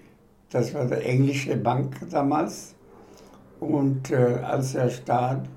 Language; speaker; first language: German; non-native, fluent; Bangla